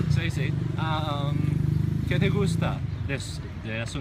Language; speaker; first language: Spanish; non-native, fluent; English